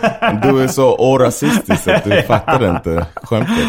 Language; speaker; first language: Swedish; non-native, fluent; English